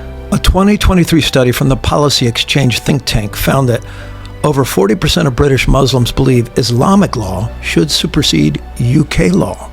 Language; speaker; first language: English; native; English